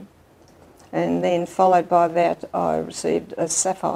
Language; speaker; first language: English; native; English